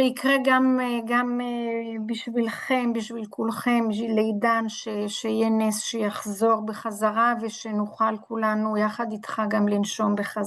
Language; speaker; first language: Hebrew; non-native, fluent; Italian